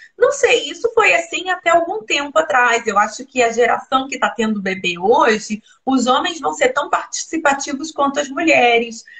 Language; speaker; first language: Portuguese; native; Portuguese